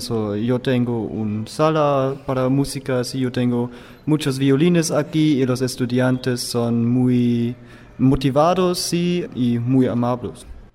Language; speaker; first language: Spanish; non-native, learner; German